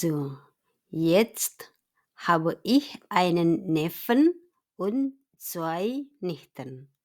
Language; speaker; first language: German; non-native, fluent; Indonesian